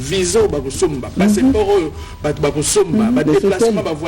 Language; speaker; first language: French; non-native, local second language; Lingala